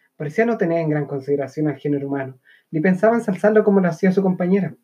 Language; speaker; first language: Spanish; native; Spanish